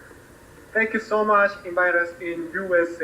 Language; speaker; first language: English; non-native, learner; Korean